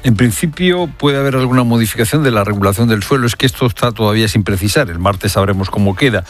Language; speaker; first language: Spanish; native; Spanish